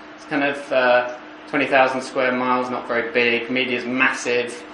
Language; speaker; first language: English; native; English